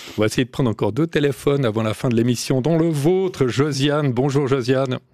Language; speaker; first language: French; native; French